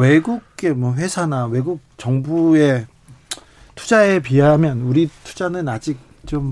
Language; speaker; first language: Korean; native; Korean